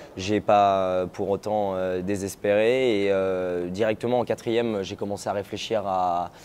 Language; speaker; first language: French; native; French